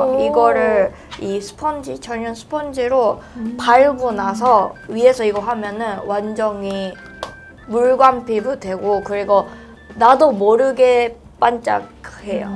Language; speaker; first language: Korean; non-native, fluent; Japanese